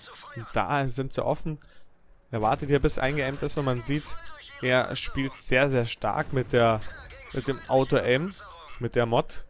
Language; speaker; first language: German; native; German